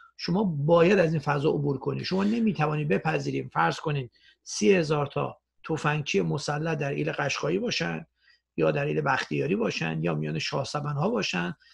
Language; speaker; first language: Persian; native; Persian